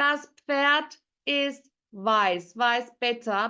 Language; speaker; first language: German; non-native, fluent; Turkish